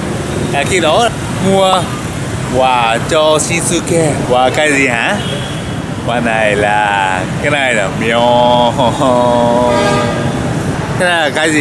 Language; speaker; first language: Vietnamese; non-native, learner; Japanese